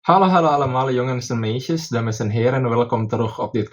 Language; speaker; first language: Dutch; non-native, fluent; Indonesian